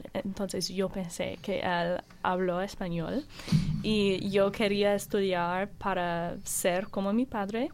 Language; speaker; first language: Spanish; non-native, learner; English